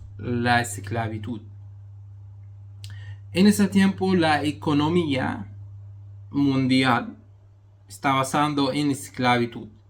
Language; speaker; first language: Spanish; non-native, fluent; Arabic